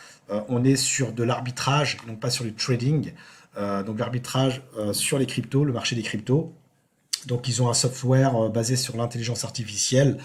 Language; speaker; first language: French; native; French